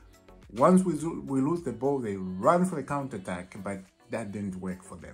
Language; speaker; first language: English; non-native, fluent; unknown